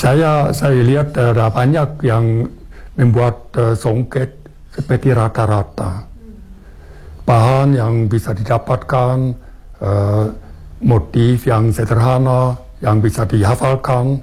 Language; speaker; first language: Indonesian; non-native, fluent; German